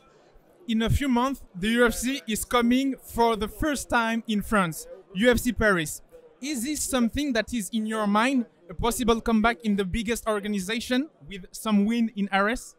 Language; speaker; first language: English; non-native, fluent; French